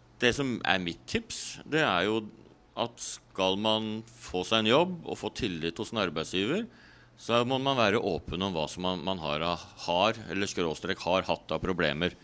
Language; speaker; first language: Norwegian; native; Norwegian